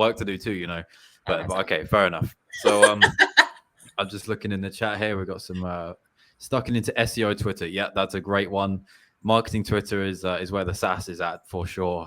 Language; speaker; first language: English; native; English